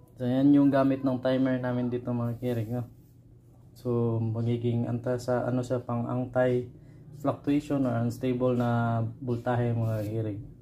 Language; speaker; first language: Filipino; non-native, local second language; Cebuano